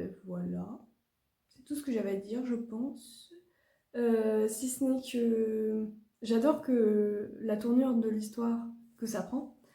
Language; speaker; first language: French; native; French